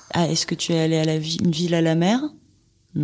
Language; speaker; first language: French; native; French